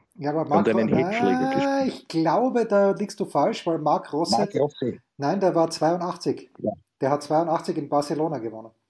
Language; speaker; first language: German; native; German